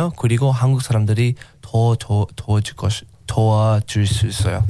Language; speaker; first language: Korean; non-native, learner; English